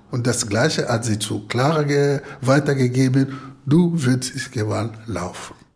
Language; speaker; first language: German; non-native, fluent; Lingala